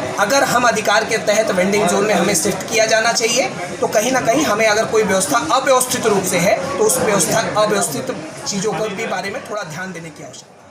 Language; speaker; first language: Hindi; native; Hindi